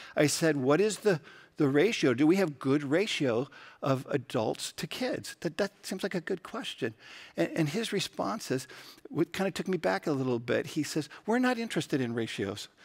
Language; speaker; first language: English; native; English